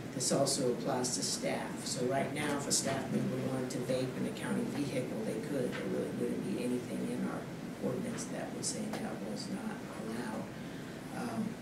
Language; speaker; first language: English; native; English